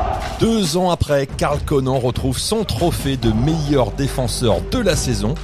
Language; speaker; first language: French; native; French